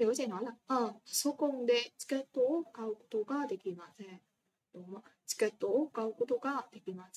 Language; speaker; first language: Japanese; non-native, fluent; Vietnamese